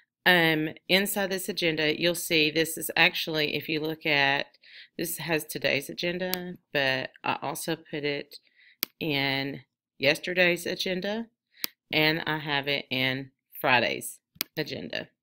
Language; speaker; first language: English; native; English